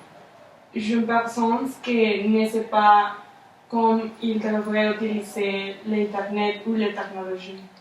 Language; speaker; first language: French; non-native, learner; Spanish